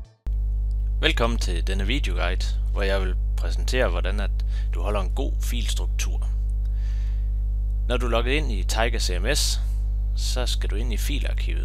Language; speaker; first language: Danish; native; Danish